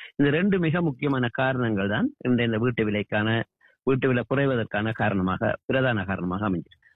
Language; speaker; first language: Tamil; native; Tamil